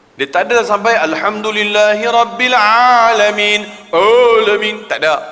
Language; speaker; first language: Malay; non-native, local second language; Tamil